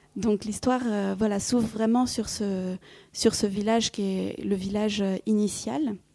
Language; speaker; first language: French; early bilingual, other home language; Vietnamese